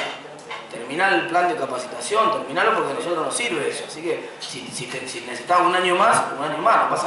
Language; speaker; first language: Spanish; native; Spanish